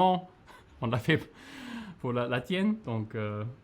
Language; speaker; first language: French; non-native, fluent; English